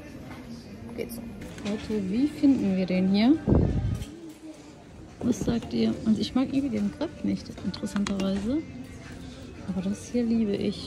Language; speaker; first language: German; early bilingual, other home language; Turkish